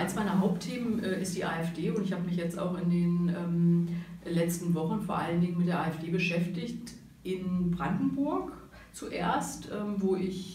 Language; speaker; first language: German; native; German